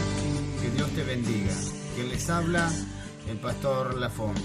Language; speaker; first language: Spanish; non-native, fluent; French